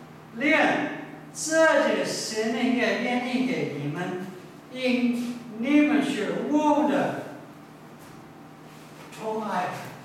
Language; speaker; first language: Chinese; non-native, learner; English